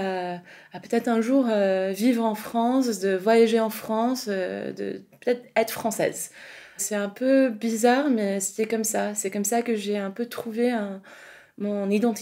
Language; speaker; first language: French; non-native, fluent; English